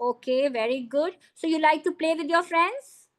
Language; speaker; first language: English; non-native, fluent; Hindi